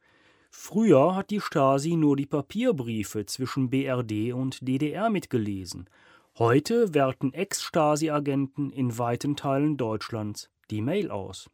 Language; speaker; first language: German; native; German